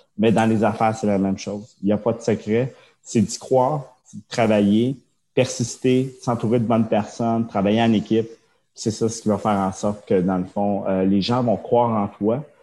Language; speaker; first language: French; early bilingual, other home language; Japanese